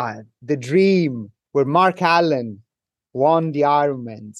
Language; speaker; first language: English; non-native, fluent; Italian